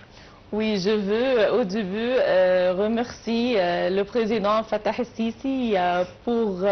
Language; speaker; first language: French; non-native, learner; Arabic